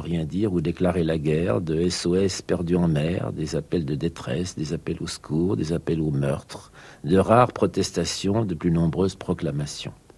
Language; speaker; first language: French; native; French